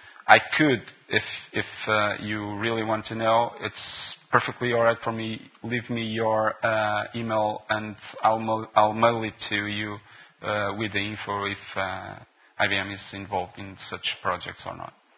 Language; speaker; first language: English; non-native, fluent; Portuguese